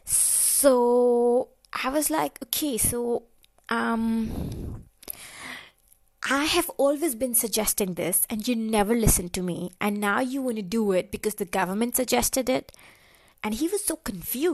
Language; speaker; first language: English; non-native, local second language; Hindi